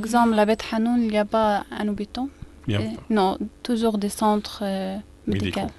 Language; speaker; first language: French; non-native, learner; Arabic